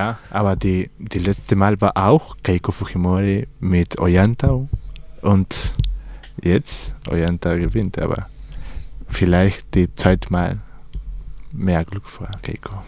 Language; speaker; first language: German; non-native, learner; Spanish